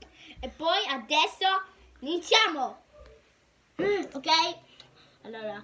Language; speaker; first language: Italian; early bilingual, heritage; Italian